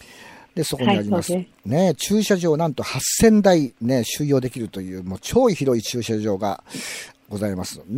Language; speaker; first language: Japanese; native; Japanese